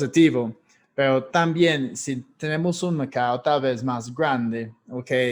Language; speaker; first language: Spanish; non-native, fluent; English